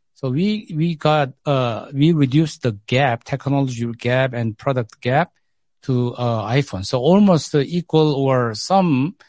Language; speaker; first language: English; non-native, fluent; Korean